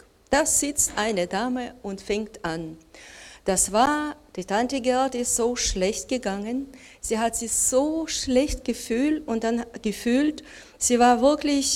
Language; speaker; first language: German; non-native, learner; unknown